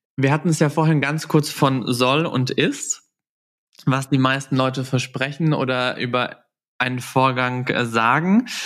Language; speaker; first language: German; native; German